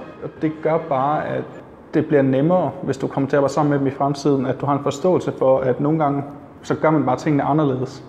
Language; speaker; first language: Danish; native; Danish